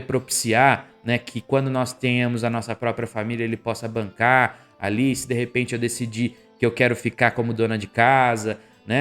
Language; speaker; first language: Portuguese; native; Portuguese